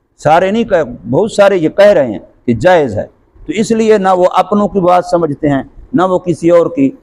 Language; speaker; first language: Urdu; non-native, local second language; Saraiki